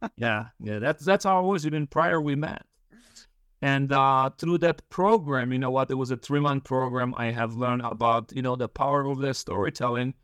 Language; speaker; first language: English; early bilingual, other home language; Polish